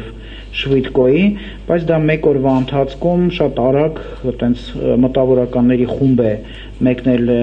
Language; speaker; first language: Armenian; native; Armenian